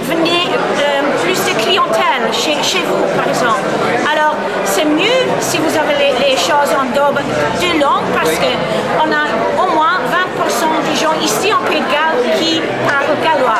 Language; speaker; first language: French; non-native, fluent; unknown